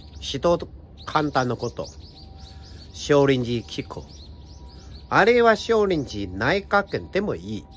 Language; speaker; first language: Japanese; non-native, fluent; Chinese